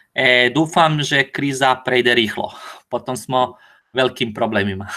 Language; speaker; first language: Slovak; non-native, learner; Croatian